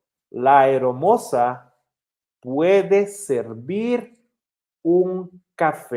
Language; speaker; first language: Spanish; non-native, fluent; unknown